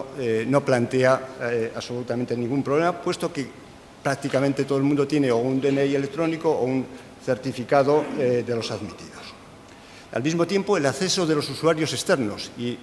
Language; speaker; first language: Spanish; native; Spanish